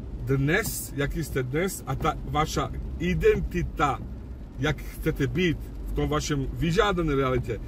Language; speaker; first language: Czech; non-native, fluent; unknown